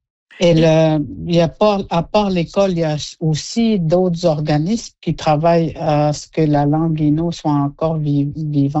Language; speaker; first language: French; non-native, local second language; Innu-aimun